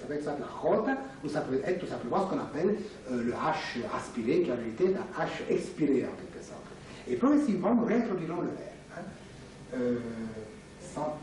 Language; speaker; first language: French; native; French